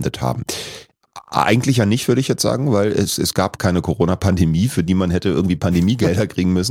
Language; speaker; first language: German; native; German